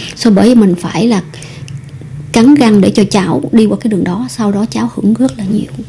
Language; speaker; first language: Vietnamese; early bilingual, heritage; Vietnamese